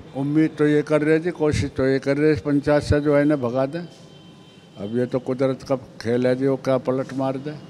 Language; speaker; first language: Hindi; native; Hindi